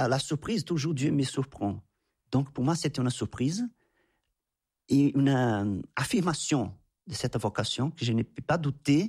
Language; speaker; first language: French; non-native, fluent; Portuguese